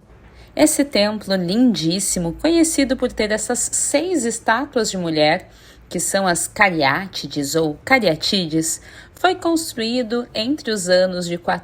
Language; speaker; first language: Portuguese; native; Portuguese